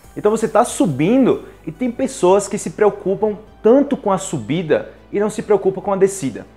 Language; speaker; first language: Portuguese; native; Portuguese